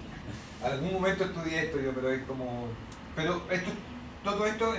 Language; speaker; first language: Spanish; native; Spanish